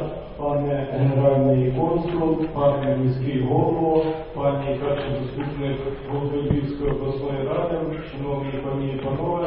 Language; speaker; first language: Ukrainian; native; Ukrainian